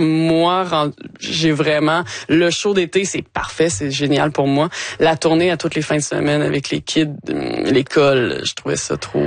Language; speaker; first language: French; native; French